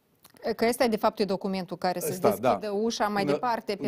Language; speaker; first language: Romanian; native; Romanian